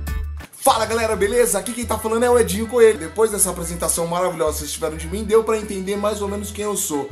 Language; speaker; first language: Portuguese; native; Portuguese